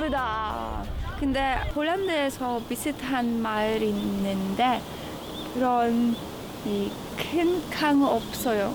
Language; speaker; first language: Korean; non-native, fluent; Polish